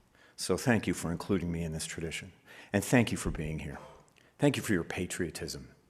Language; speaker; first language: English; native; English